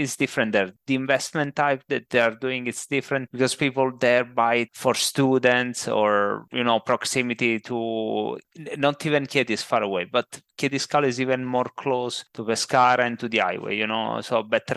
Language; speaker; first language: English; non-native, fluent; Italian